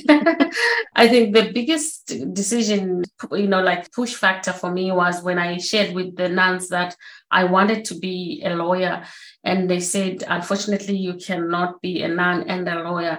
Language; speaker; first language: English; non-native, local second language; Shona